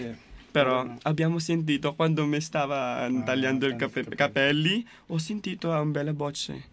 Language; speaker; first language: Italian; non-native, fluent; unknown